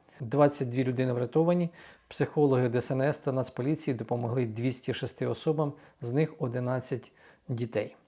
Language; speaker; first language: Ukrainian; native; Ukrainian